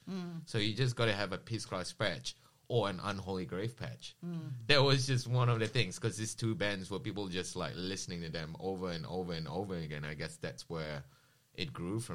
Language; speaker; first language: English; non-native, local second language; Malay